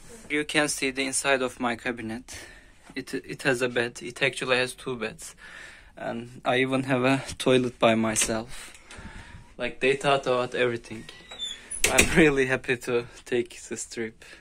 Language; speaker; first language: English; non-native, fluent; Turkish